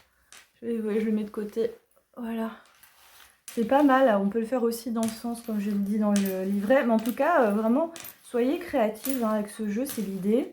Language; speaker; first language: French; native; French